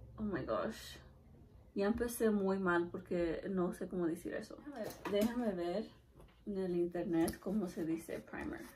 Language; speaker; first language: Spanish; early bilingual, heritage; Spanish